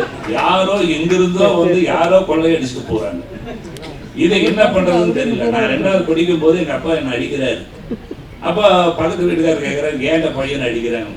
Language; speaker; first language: Tamil; native; Tamil